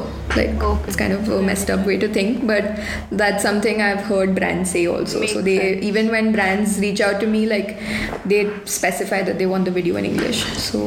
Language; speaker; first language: English; non-native, local second language; Hindi